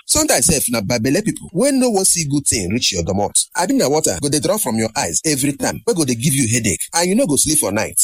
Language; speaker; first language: Nigerian Pidgin; native; Nigerian Pidgin